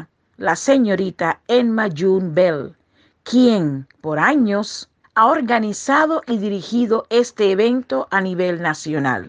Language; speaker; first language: Spanish; non-native, fluent; English